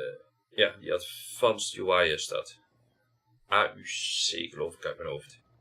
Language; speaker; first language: Dutch; native; Dutch